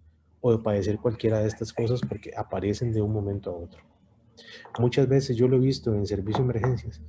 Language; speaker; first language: Spanish; native; Spanish